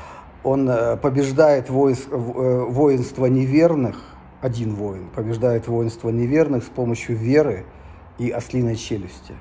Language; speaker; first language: Russian; native; Russian